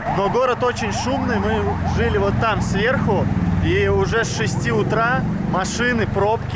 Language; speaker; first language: Russian; native; Russian